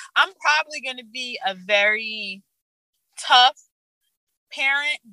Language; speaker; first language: English; native; English